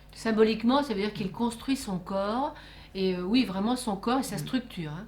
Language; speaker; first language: French; native; French